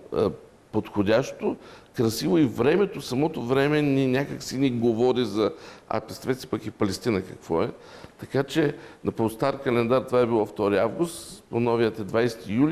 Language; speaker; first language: Bulgarian; native; Bulgarian